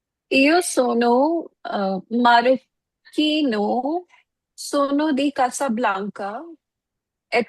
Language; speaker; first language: Italian; non-native, learner; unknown